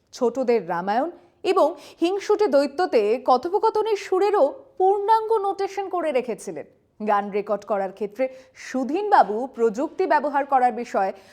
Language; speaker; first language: Bangla; native; Bangla